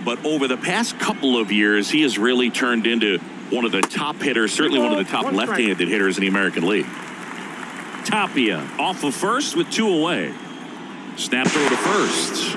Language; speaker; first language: English; native; English